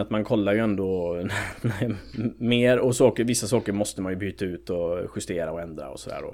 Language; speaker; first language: Swedish; native; Swedish